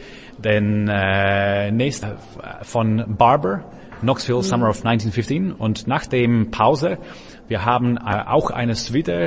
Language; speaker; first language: German; non-native, learner; Czech